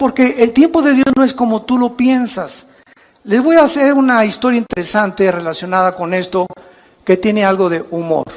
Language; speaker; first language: Spanish; native; Spanish